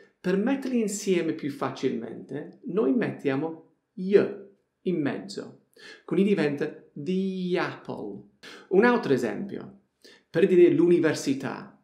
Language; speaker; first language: Italian; non-native, fluent; English